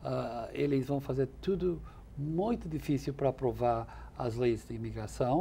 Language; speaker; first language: Portuguese; non-native, fluent; English